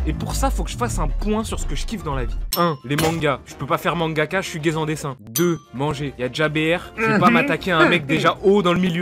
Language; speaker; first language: French; native; French